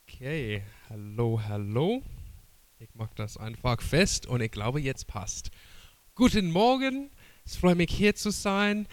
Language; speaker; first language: German; non-native, learner; English